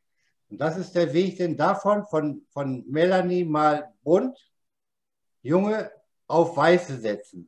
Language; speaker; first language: German; native; German